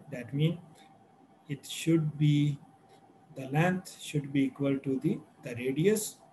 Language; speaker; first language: English; non-native, local second language; Urdu